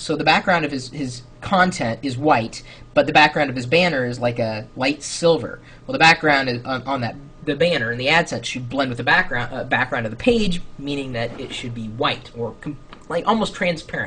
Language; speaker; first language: English; native; English